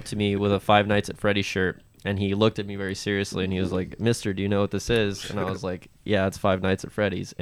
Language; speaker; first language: English; early bilingual, other home language; Spanish